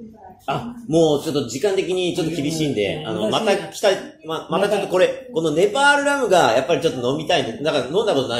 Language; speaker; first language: Japanese; native; Japanese